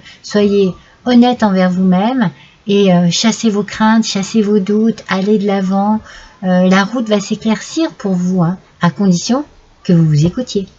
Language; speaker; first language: French; native; French